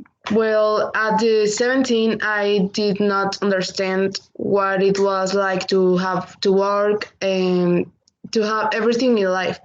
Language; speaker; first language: English; non-native, learner; Spanish